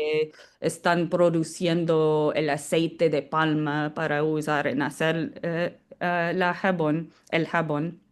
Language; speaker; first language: Spanish; non-native, fluent; English